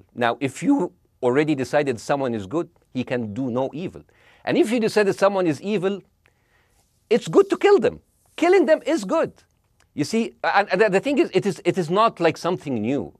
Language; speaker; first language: English; non-native, fluent; Arabic